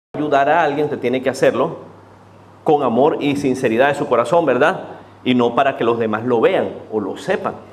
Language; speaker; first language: Spanish; native; Spanish